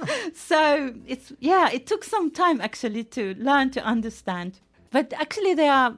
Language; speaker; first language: English; non-native, fluent; Finnish